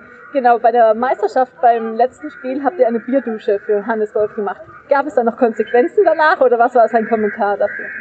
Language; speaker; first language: German; native; German